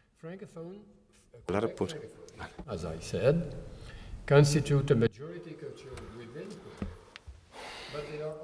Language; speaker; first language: English; non-native, local second language; French